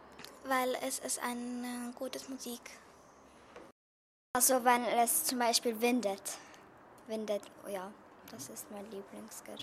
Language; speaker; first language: German; non-native, learner; Czech